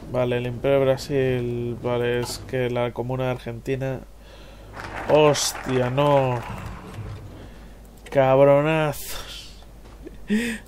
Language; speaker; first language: Spanish; native; Spanish